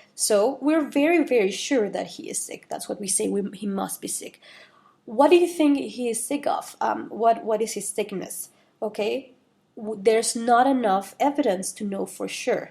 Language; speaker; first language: English; non-native, fluent; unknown